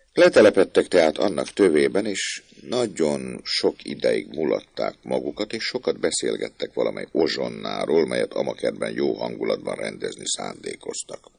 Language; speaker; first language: Hungarian; native; Hungarian